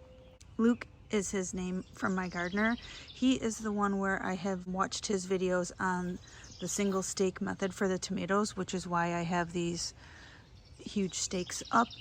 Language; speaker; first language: English; native; English